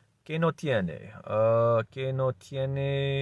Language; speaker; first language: Spanish; non-native, learner; English